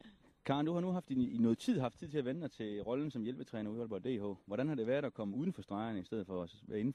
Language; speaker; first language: Danish; native; Danish